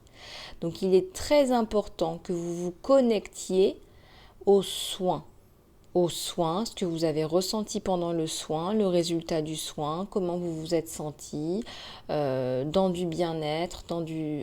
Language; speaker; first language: French; native; French